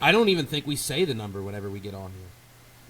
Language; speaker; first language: English; native; English